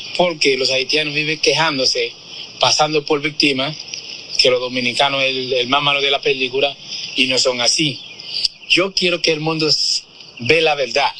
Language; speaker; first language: Spanish; non-native, fluent; Haitian Creole